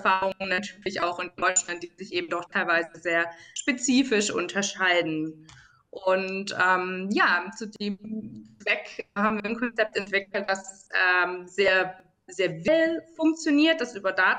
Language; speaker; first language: German; native; German